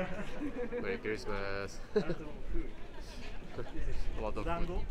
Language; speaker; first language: English; non-native, fluent; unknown